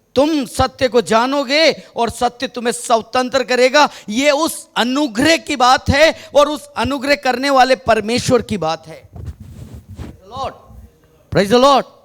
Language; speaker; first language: Hindi; non-native, local second language; Malayalam